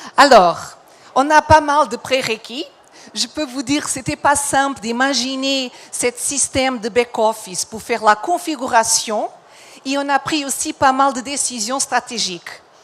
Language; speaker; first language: French; non-native, fluent; Portuguese